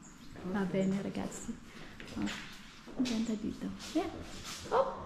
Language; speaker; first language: Italian; non-native, learner; Filipino